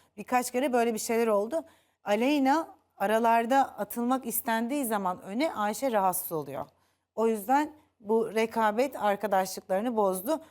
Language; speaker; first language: Turkish; native; Turkish